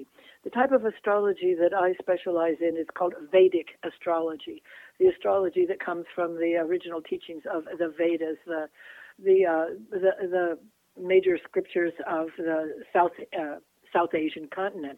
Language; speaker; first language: English; native; English